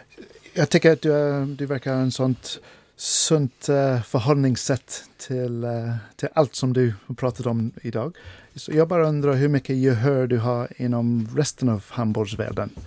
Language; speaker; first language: Swedish; non-native, fluent; English